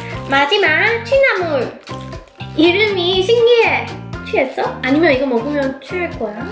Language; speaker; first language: Korean; non-native, fluent; Chinese